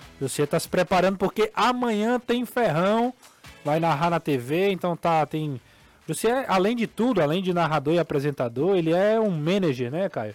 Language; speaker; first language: Portuguese; native; Portuguese